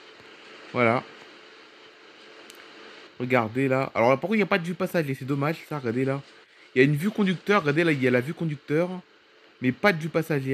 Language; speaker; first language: French; native; French